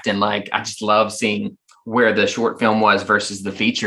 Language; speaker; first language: English; native; English